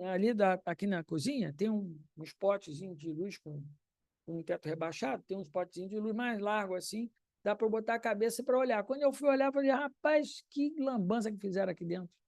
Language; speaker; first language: Portuguese; native; Portuguese